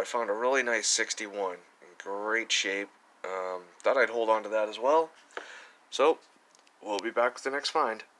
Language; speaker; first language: English; native; English